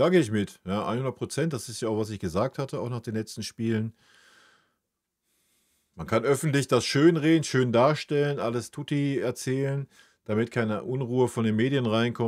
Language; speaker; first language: German; native; German